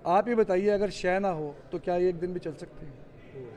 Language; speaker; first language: Hindi; native; Hindi